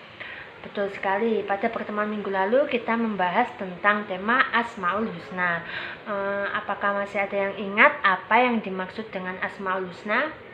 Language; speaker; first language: Indonesian; native; Indonesian